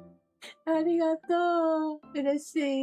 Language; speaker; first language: Japanese; non-native, learner; English